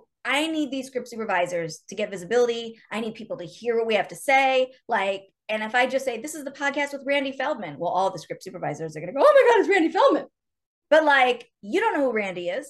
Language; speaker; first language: English; native; English